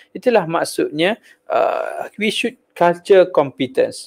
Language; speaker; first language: English; non-native, local second language; Malay